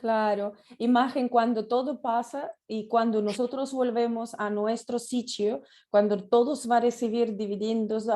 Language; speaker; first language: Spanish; non-native, learner; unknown